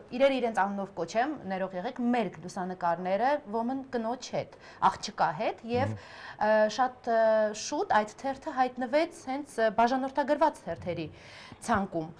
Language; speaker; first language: Armenian; native; Armenian